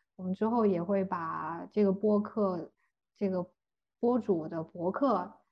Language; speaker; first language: Chinese; native; Chinese